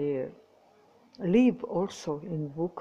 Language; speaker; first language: English; non-native, learner; Croatian